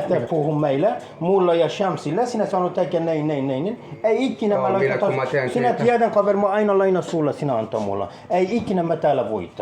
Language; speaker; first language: Finnish; non-native, learner; Turkish